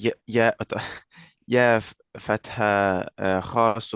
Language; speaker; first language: Arabic; non-native, learner; Estonian